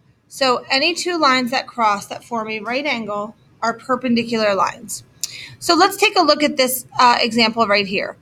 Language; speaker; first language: English; native; English